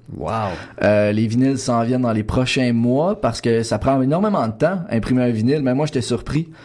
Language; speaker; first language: French; native; French